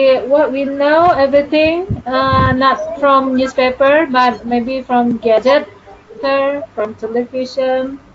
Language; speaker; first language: English; non-native, learner; Indonesian